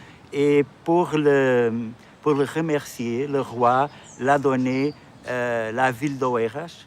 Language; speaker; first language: French; non-native, local second language; Portuguese